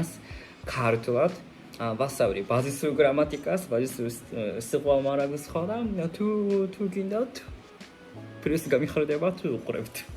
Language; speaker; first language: Georgian; non-native, fluent; Japanese